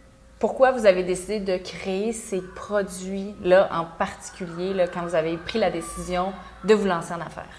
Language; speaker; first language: French; native; French